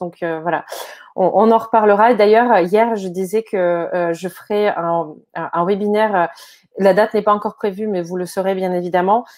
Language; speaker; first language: French; non-native, fluent; Ukrainian